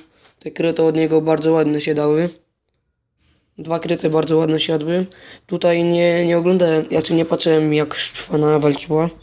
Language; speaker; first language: Polish; native; Polish